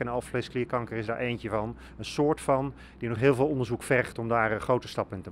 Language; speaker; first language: Dutch; native; Dutch